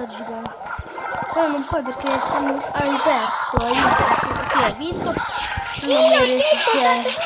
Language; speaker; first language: Italian; native; Italian